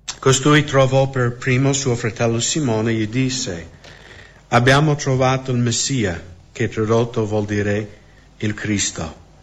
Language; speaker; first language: Italian; non-native, fluent; English